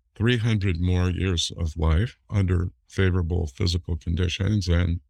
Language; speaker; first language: English; native; English